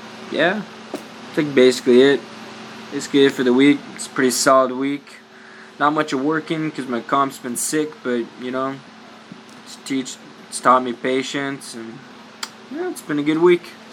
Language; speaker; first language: English; native; English